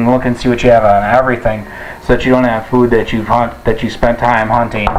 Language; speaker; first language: English; native; English